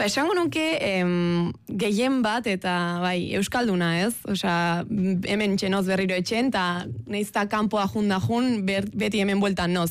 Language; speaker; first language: Basque; native; Basque